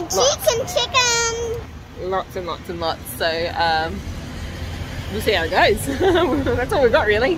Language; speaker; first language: English; native; English